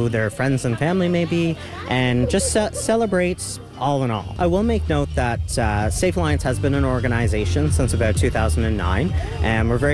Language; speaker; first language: English; native; English